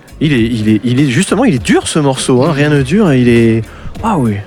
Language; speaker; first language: French; native; French